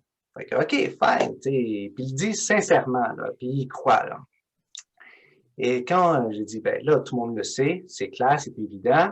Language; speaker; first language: French; native; French